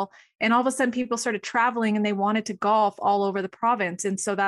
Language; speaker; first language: English; native; English